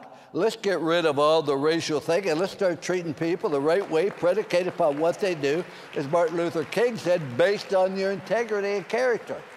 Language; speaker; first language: English; native; English